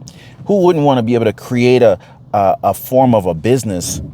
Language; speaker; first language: English; native; English